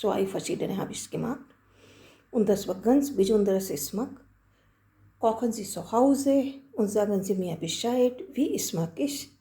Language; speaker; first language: German; non-native, learner; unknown